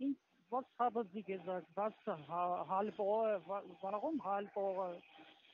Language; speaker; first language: German; non-native, learner; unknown